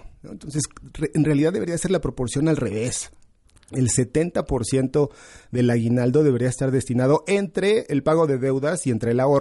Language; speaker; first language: Spanish; native; Spanish